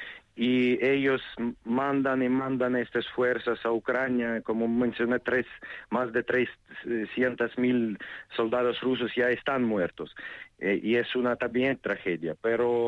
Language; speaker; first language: Spanish; non-native, fluent; Ukrainian